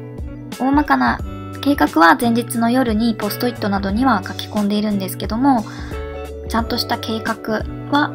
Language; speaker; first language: Japanese; native; Japanese